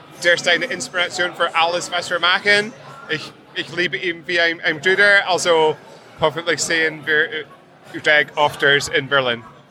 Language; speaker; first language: German; non-native, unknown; English